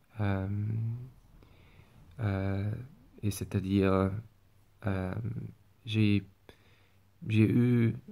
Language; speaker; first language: French; non-native, learner; English